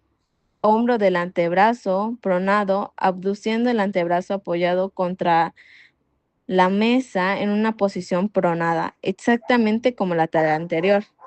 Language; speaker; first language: Spanish; native; Spanish